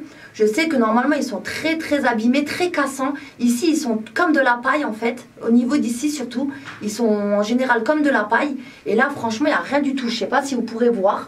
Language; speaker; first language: French; native; French